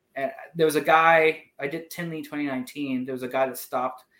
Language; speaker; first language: English; non-native, fluent; Spanish